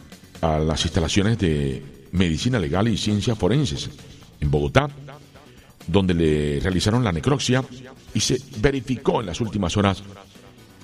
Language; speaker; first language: Spanish; native; Spanish